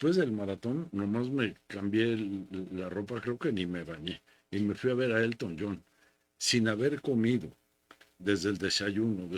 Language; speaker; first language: Spanish; native; Spanish